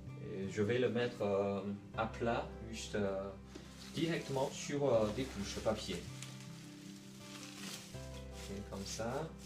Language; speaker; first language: French; non-native, learner; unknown